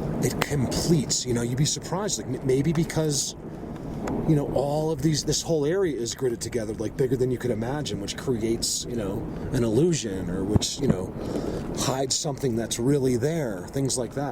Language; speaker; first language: English; native; English